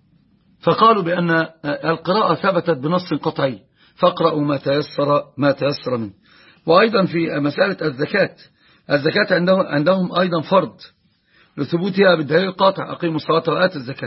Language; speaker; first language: Arabic; native; Arabic